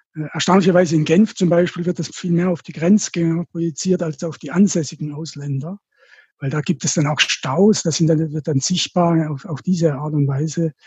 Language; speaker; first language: German; native; German